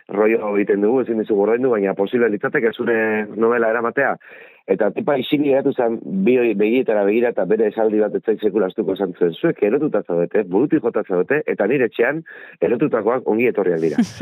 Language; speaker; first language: Basque; native; Basque